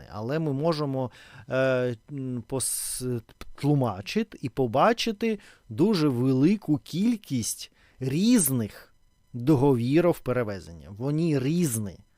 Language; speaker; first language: Ukrainian; native; Ukrainian